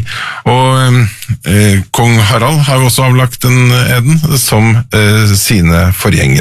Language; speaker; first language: Norwegian; native; Norwegian